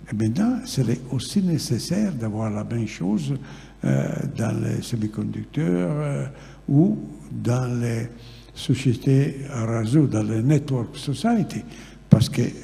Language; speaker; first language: French; non-native, fluent; Italian